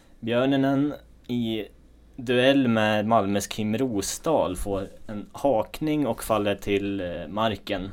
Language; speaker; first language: Swedish; native; Swedish